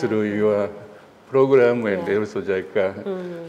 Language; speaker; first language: English; non-native, learner; Japanese